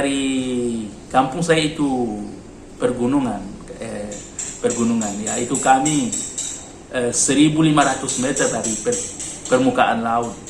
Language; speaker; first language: Indonesian; non-native, learner; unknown